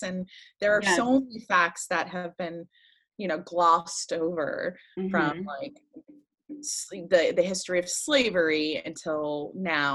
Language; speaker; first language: English; early bilingual, other home language; French